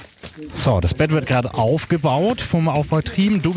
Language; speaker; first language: German; native; German